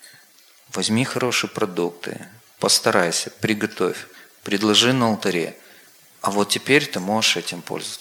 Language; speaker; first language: Russian; native; Russian